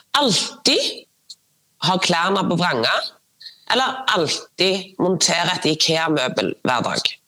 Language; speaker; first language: Norwegian; native; Norwegian